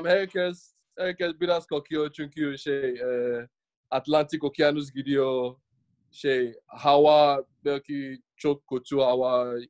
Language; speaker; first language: Turkish; non-native, learner; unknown